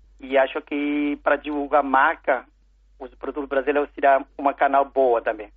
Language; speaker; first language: Portuguese; non-native, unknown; Chinese